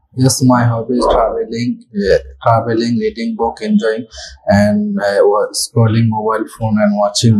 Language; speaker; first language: English; non-native, learner; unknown